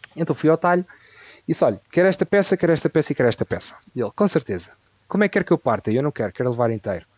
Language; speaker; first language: Portuguese; native; Portuguese